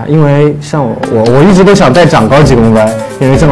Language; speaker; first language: Chinese; native; Chinese